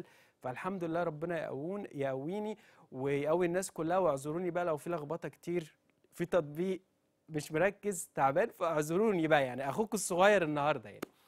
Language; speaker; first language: Arabic; native; Arabic